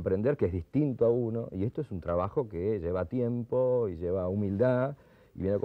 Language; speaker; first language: Spanish; native; Spanish